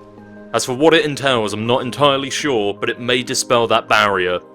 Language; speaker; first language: English; native; English